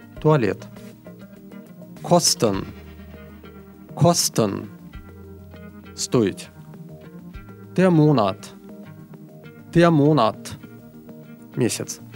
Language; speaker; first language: German; non-native, fluent; Russian